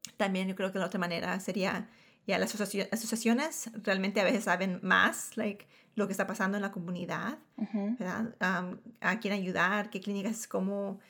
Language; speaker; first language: Spanish; early bilingual, heritage; Spanish